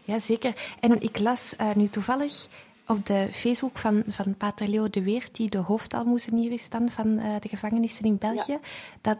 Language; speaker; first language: Dutch; native; Dutch